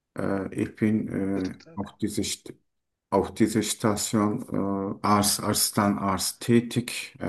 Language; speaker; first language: German; non-native, learner; Turkish